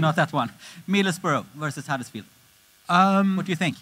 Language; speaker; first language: English; non-native, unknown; Swedish